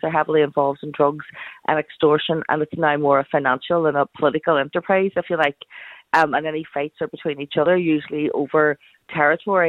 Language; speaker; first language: English; native; English